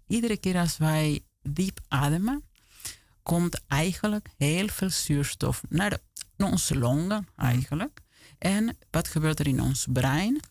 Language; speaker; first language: Dutch; non-native, fluent; Spanish